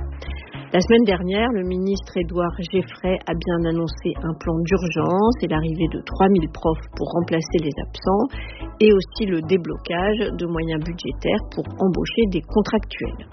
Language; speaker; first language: French; native; French